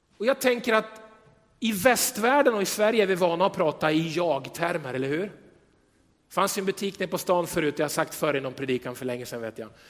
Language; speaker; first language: Swedish; native; Swedish